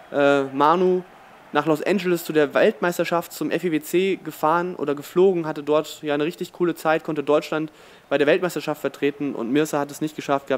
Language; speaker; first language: German; native; German